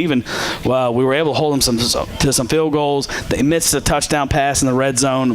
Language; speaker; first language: English; native; English